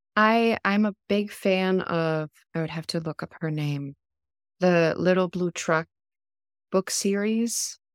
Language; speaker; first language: English; non-native, fluent; German